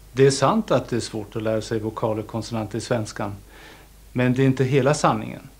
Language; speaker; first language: Swedish; non-native, fluent; German